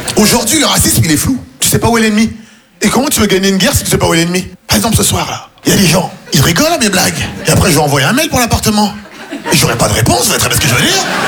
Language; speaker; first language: French; native; French